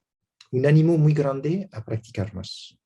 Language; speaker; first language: Spanish; non-native, learner; French